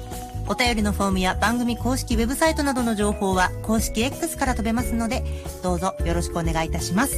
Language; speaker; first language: Japanese; native; Japanese